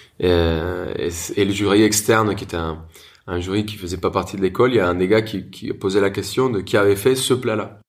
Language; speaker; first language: French; non-native, fluent; Spanish